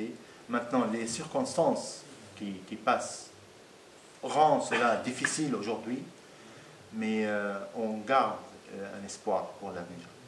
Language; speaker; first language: French; non-native, fluent; Arabic